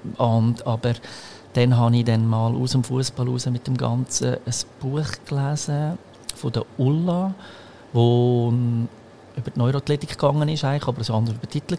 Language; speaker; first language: German; early bilingual, other home language; Croatian